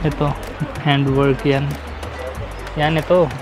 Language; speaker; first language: Filipino; non-native, learner; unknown